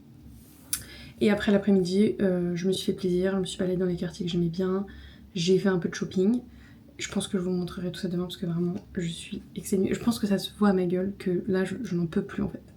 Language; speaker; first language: French; native; French